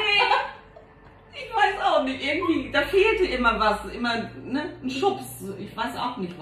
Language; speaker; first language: German; native; German